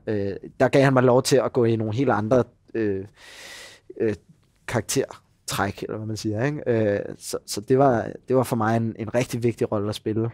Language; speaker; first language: Danish; native; Danish